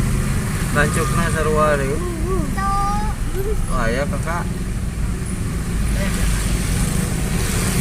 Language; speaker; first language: Indonesian; non-native, local second language; Sundanese